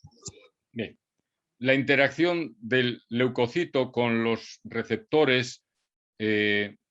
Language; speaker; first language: Spanish; native; Spanish